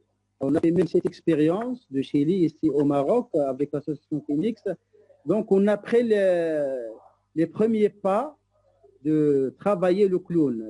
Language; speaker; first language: French; non-native, local second language; Arabic